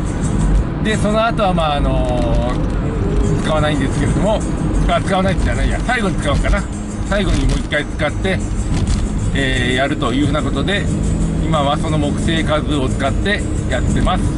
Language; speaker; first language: Japanese; native; Japanese